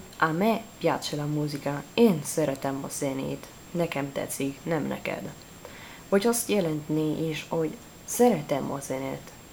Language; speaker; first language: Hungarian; non-native, learner; Italian